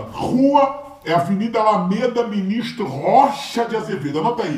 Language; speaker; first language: Portuguese; native; Portuguese